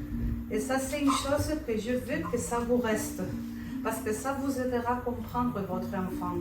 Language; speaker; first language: French; non-native, fluent; Spanish